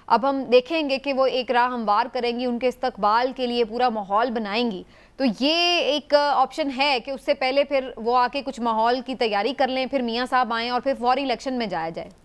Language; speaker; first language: Urdu; native; Urdu